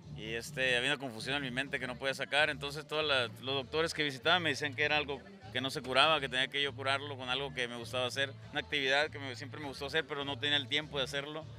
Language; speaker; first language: Spanish; native; Spanish